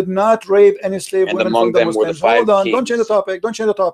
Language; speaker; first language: English; non-native, fluent; Arabic